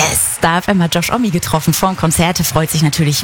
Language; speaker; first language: German; native; German